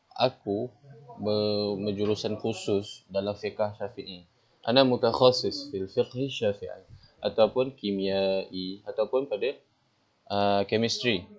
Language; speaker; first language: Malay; native; Malay